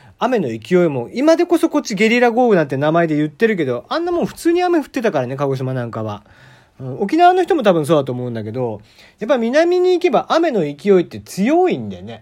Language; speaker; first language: Japanese; native; Japanese